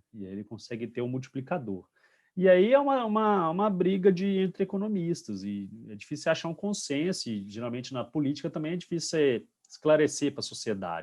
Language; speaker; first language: Portuguese; native; Portuguese